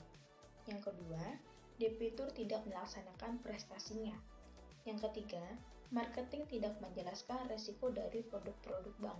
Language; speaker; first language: Indonesian; native; Indonesian